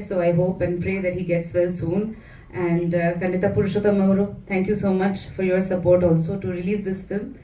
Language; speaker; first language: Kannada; non-native, fluent; Bangla